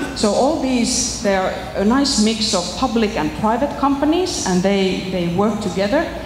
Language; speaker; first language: English; non-native, fluent; Finnish